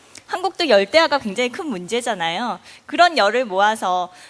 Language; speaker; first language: Korean; native; Korean